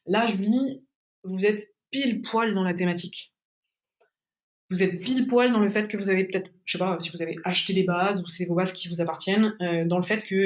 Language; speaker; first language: French; native; French